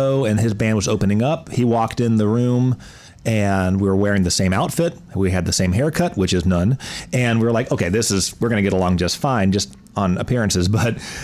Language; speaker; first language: English; native; English